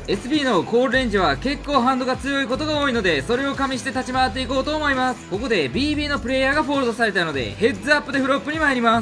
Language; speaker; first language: Japanese; native; Japanese